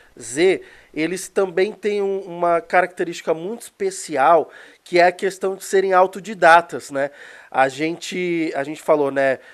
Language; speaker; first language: Portuguese; native; Portuguese